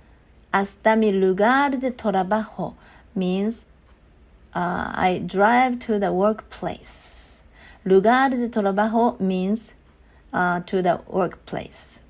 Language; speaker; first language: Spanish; non-native, learner; Japanese